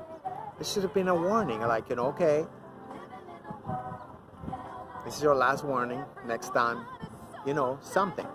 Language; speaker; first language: English; non-native, fluent; Spanish